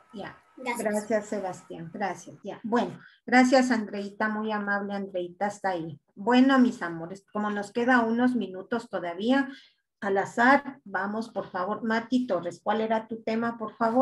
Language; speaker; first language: Spanish; native; Spanish